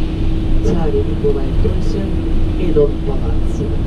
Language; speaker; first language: Finnish; non-native, fluent; Russian